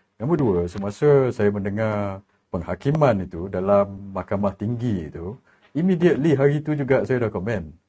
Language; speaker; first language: Malay; native; Malay